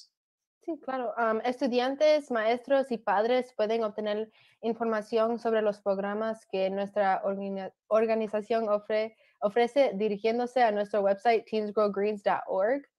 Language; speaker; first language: Spanish; early bilingual, other home language; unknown